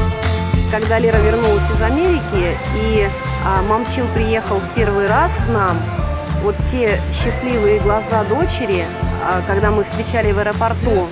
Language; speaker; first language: Russian; native; Russian